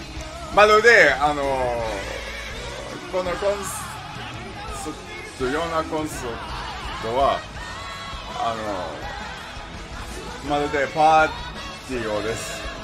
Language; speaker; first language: Japanese; non-native, learner; English